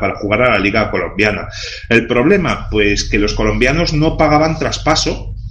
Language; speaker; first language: Spanish; non-native, local second language; Catalan